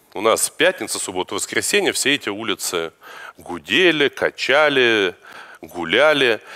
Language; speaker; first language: Russian; native; Russian